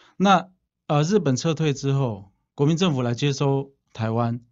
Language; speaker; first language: Chinese; native; Chinese